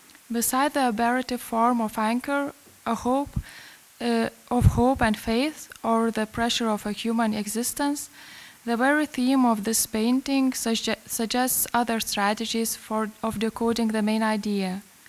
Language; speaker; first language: English; non-native, fluent; Lithuanian